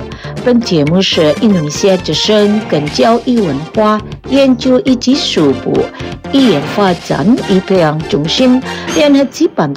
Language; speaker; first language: Chinese; non-native, fluent; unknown